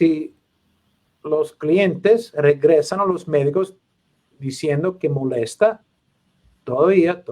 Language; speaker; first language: Spanish; non-native, learner; English